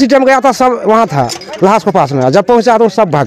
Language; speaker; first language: Hindi; non-native, local second language; Maithili